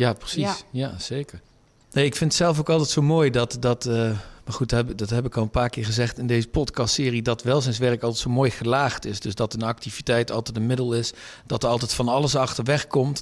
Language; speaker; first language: Dutch; native; Dutch